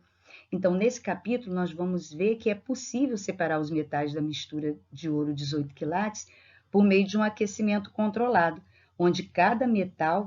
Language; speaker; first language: Portuguese; native; Portuguese